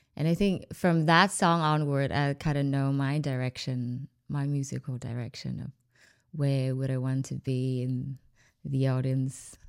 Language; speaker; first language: English; non-native, fluent; Vietnamese